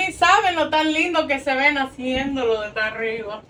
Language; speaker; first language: Spanish; non-native, fluent; English